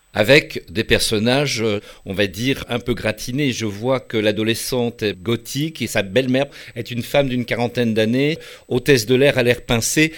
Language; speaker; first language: French; native; French